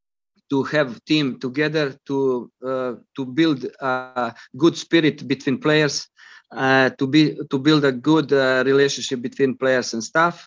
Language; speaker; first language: English; non-native, fluent; Croatian